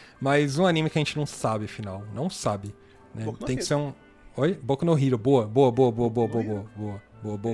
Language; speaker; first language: Portuguese; native; Portuguese